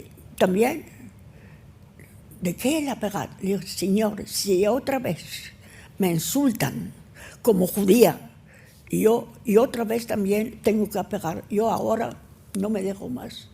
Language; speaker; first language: Spanish; early bilingual, heritage; Ladino